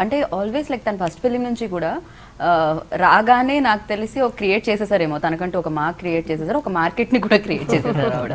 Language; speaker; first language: Telugu; native; Telugu